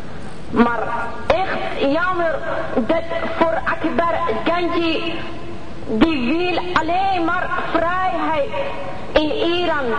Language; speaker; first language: Dutch; non-native, learner; Persian